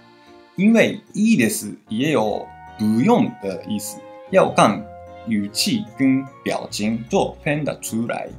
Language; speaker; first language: Chinese; non-native, fluent; Japanese